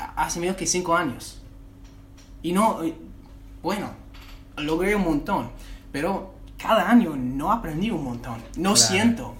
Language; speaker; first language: Spanish; non-native, fluent; English